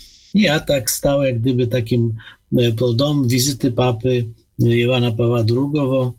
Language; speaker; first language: Ukrainian; non-native, fluent; Polish